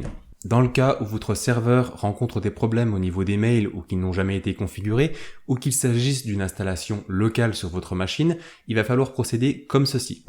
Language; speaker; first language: French; native; French